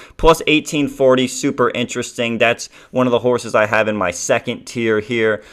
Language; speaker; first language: English; native; English